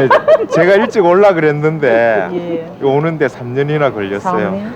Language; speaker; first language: Korean; native; Korean